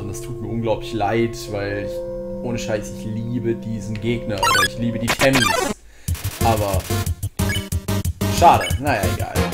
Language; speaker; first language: German; native; German